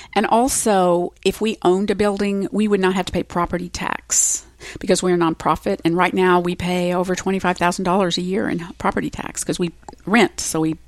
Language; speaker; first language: English; native; English